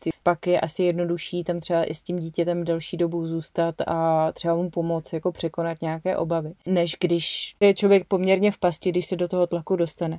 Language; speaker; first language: Czech; native; Czech